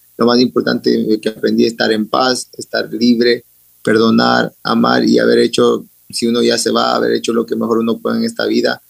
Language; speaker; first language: Spanish; native; Spanish